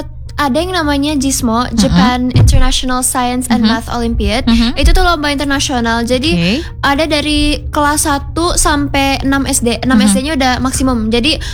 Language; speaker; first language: Indonesian; non-native, local second language; English